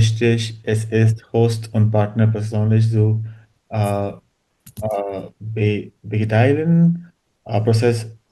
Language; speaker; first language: German; non-native, learner; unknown